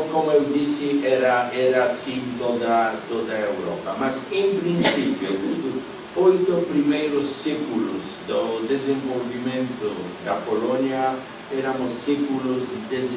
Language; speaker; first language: Portuguese; non-native, fluent; Polish